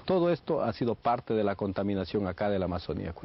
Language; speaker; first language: Spanish; native; Spanish